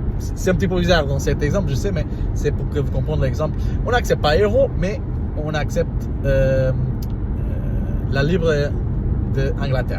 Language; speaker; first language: French; non-native, learner; Portuguese